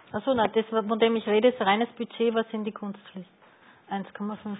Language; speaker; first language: German; native; German